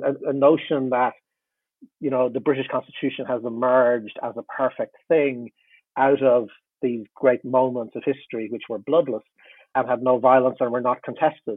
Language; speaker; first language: English; native; English